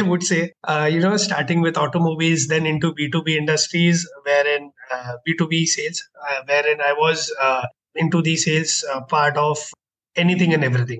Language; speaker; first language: English; non-native, local second language; Hindi